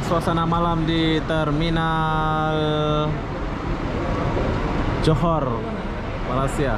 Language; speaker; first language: Indonesian; native; Indonesian